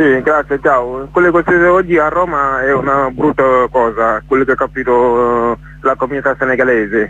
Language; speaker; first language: Italian; non-native, fluent; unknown